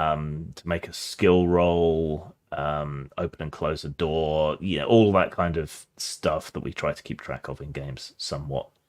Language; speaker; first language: English; native; English